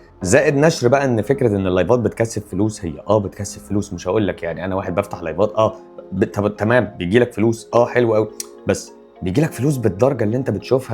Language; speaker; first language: Arabic; native; Arabic